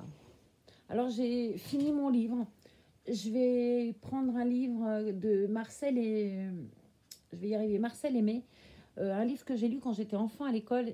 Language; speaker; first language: French; native; French